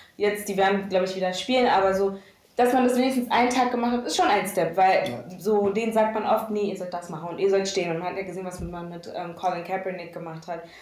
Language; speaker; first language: German; early bilingual, other home language; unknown